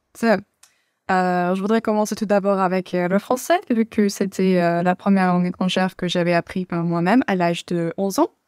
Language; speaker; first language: English; non-native, fluent; Turkish